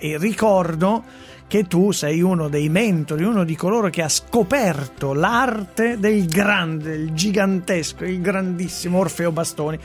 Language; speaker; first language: Italian; native; Italian